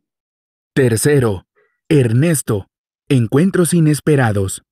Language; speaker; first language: Spanish; native; Spanish